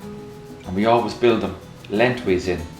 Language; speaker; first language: English; native; English